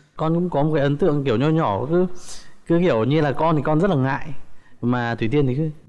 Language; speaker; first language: Vietnamese; native; Vietnamese